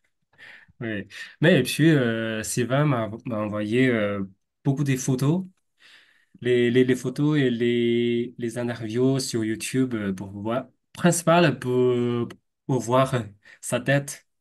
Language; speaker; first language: French; non-native, fluent; Chinese